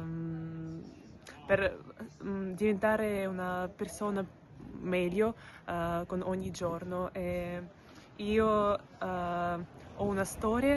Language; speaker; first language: Italian; non-native, learner; Russian